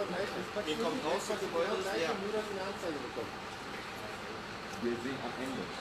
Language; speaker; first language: German; non-native, fluent; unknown